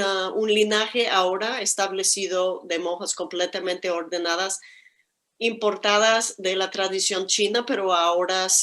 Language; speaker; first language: Spanish; non-native, fluent; English